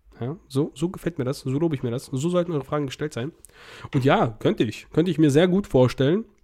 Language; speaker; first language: German; early bilingual, other home language; Russian